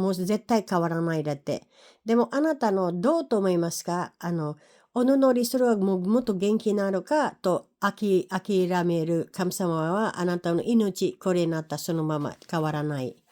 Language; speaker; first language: Japanese; non-native, learner; Filipino